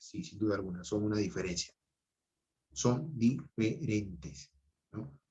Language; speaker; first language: Spanish; native; Spanish